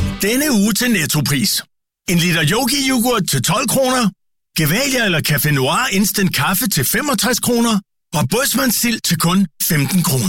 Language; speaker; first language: Danish; native; Danish